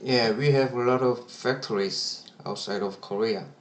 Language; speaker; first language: English; non-native, learner; Korean